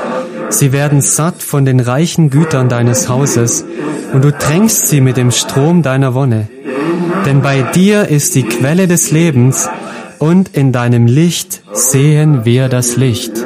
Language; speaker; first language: German; non-native, fluent; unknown